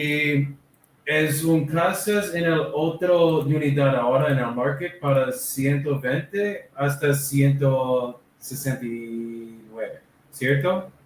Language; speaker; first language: Spanish; non-native, learner; English